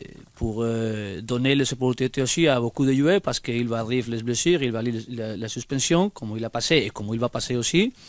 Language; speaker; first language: French; non-native, fluent; Spanish